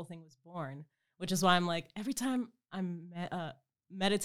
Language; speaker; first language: English; native; English